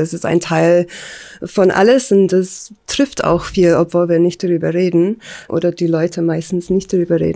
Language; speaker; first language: German; non-native, fluent; English